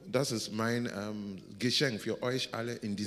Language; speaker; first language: German; non-native, learner; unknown